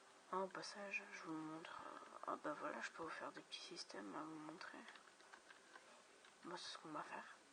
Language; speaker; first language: French; native; French